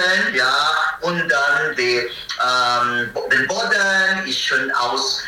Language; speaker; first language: German; non-native, learner; Filipino